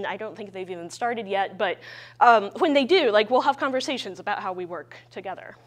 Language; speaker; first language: English; native; English